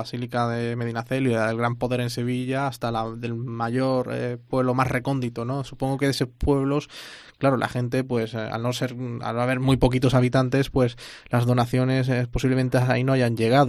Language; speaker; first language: Spanish; native; Spanish